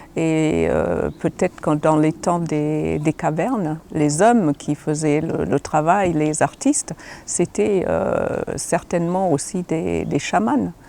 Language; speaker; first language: French; non-native, fluent; German